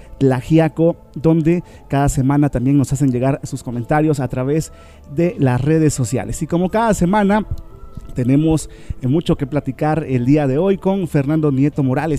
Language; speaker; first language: Spanish; native; Spanish